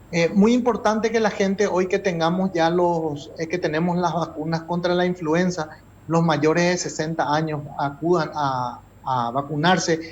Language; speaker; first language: Spanish; native; Spanish